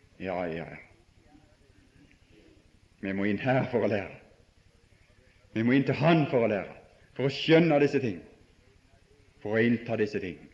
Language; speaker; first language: Norwegian; native; Norwegian